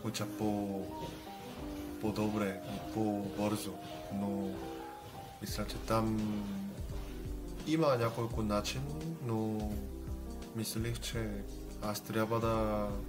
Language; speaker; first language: Bulgarian; non-native, learner; Korean